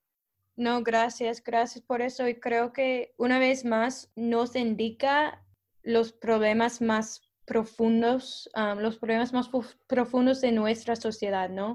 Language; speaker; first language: Spanish; non-native, fluent; English